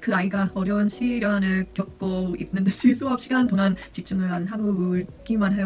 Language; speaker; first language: Korean; early bilingual, heritage; Korean